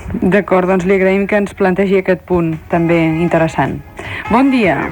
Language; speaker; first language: Catalan; native; Catalan